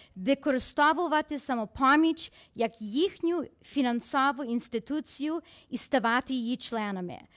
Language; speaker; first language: Ukrainian; early bilingual, heritage; Ukrainian